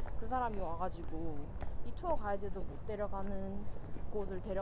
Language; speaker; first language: Korean; native; Korean